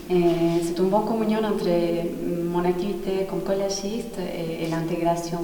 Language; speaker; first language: French; non-native, fluent; Spanish